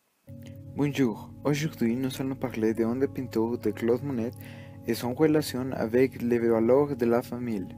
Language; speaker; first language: French; non-native, learner; Spanish